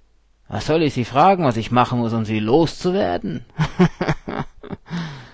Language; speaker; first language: German; native; German